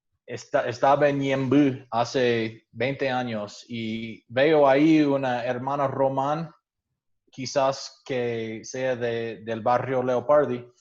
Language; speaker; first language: Spanish; non-native, fluent; English